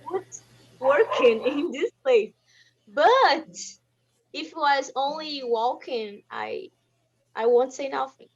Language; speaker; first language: English; non-native, learner; Portuguese